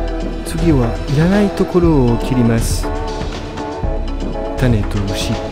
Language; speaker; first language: Japanese; non-native, learner; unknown